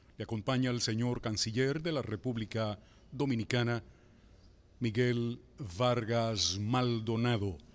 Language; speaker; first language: Spanish; native; Spanish